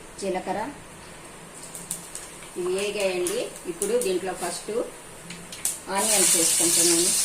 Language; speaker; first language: Telugu; native; Telugu